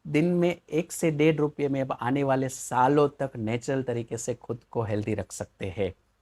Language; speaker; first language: Hindi; non-native, local second language; Gujarati